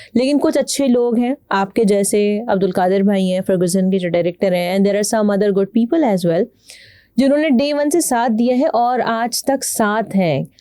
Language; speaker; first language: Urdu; native; Urdu